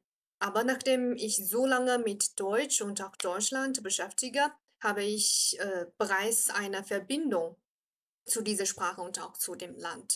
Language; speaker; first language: German; non-native, fluent; Chinese